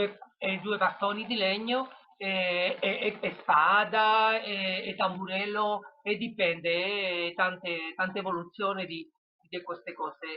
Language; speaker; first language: Italian; non-native, learner; Spanish